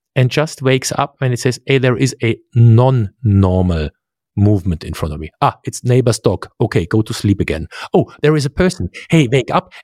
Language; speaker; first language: English; non-native, fluent; German